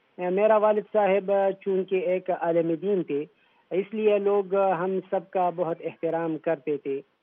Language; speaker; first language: Urdu; non-native, local second language; Pashto